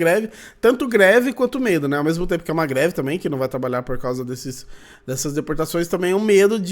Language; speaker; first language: Portuguese; native; Portuguese